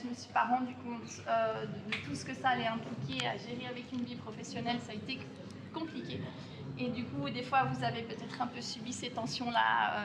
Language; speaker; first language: French; native; French